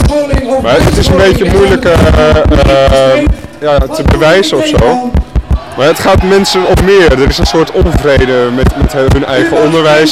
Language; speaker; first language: Dutch; native; Dutch